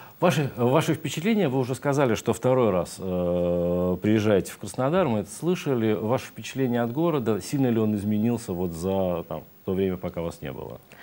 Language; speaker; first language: Russian; native; Russian